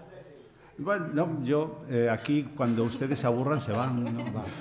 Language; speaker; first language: Spanish; native; Spanish